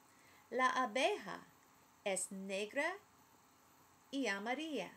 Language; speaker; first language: Spanish; non-native, learner; English